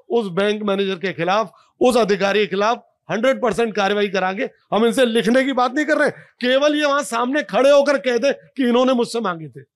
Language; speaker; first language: Hindi; native; Hindi